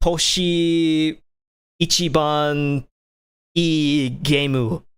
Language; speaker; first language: Japanese; non-native, learner; English